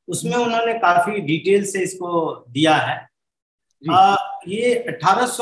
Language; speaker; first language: Hindi; native; Hindi